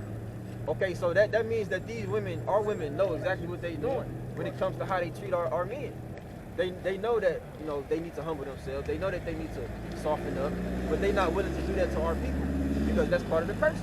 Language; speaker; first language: English; native; English